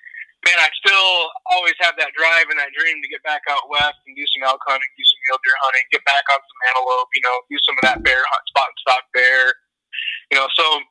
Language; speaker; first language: English; native; English